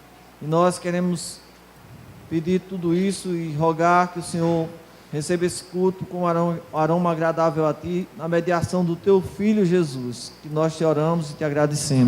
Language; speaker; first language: Portuguese; native; Portuguese